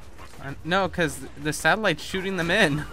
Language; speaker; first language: English; native; English